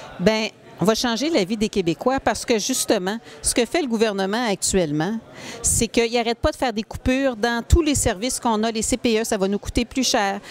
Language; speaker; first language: French; native; French